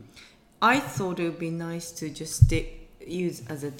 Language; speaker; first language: English; non-native, fluent; Japanese